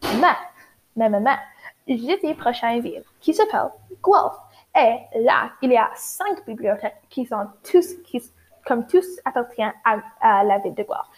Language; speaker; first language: French; non-native, learner; English